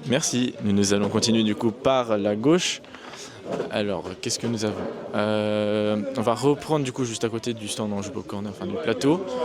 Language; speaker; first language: French; native; French